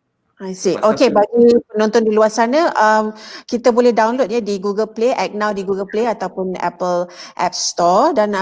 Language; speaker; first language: Malay; native; Malay